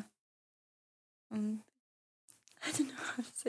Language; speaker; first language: English; non-native, learner; Ingush